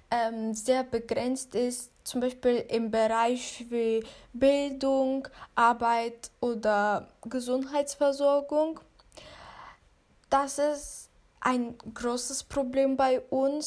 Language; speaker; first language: German; non-native, fluent; Turkish